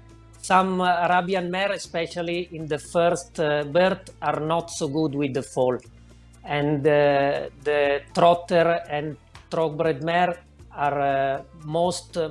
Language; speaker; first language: English; non-native, learner; Italian